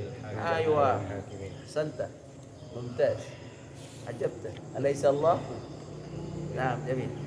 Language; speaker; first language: Arabic; non-native, fluent; Indonesian